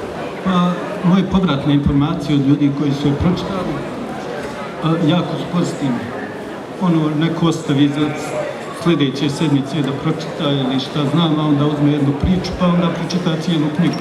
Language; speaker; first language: Bosnian; native; Bosnian